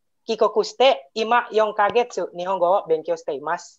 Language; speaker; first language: Japanese; non-native, learner; Indonesian